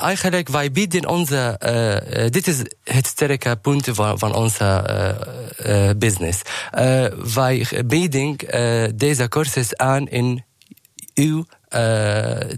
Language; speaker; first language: Dutch; non-native, learner; Arabic